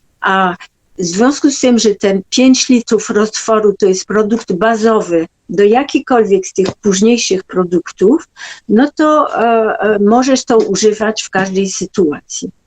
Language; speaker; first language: Polish; non-native, fluent; French